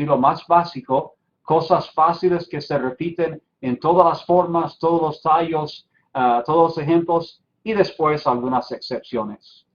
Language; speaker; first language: Spanish; non-native, fluent; English